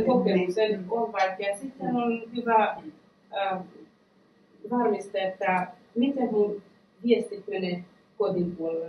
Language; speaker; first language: Finnish; non-native, fluent; Persian